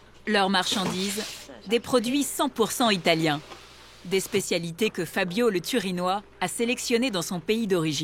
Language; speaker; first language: French; native; French